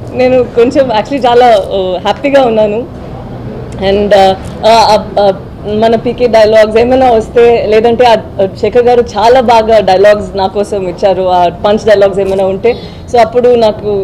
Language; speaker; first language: Telugu; non-native, learner; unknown